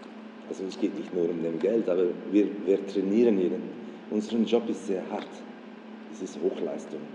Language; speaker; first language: German; non-native, fluent; Dutch